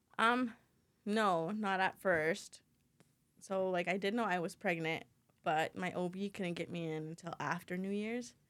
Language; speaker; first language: English; native; English